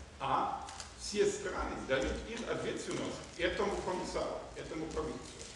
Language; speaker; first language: Russian; non-native, fluent; German